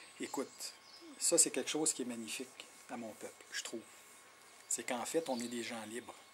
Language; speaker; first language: French; non-native, local second language; Innu-aimun